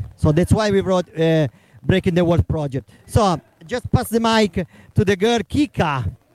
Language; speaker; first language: English; non-native, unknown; Italian